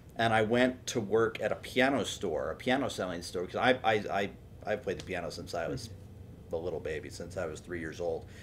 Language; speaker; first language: English; native; English